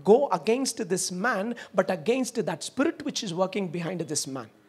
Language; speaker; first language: English; non-native, local second language; Tamil